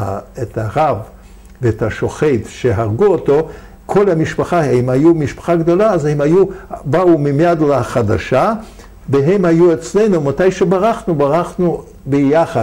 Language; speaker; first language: Hebrew; non-native, fluent; Yiddish